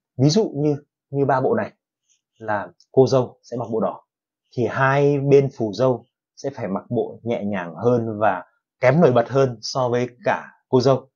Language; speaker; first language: Vietnamese; native; Vietnamese